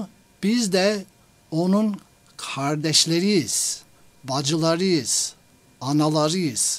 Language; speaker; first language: Turkish; non-native, fluent; English